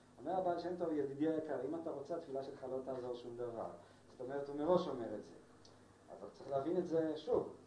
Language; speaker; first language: Hebrew; non-native, fluent; Spanish